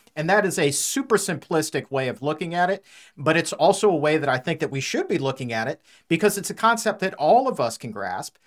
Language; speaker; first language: English; native; English